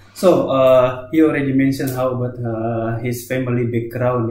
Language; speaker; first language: English; non-native, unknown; Indonesian